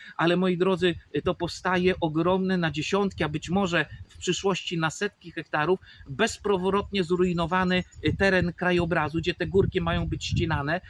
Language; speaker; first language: Polish; native; Polish